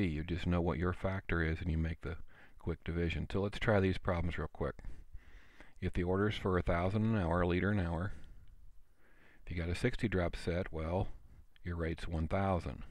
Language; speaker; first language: English; native; English